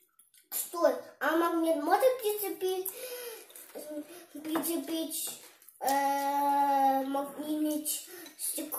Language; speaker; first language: Russian; early bilingual, other home language; Vietnamese